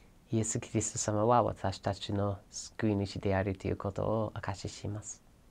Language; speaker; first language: Japanese; non-native, fluent; English